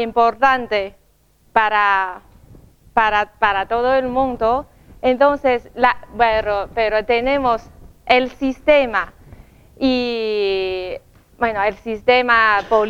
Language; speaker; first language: Spanish; non-native, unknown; Chinese